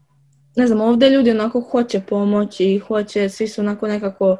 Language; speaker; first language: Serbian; early bilingual, other home language; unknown